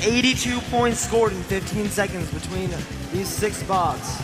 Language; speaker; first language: English; native; English